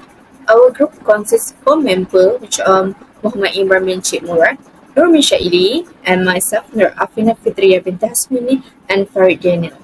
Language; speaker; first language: English; non-native, learner; Malay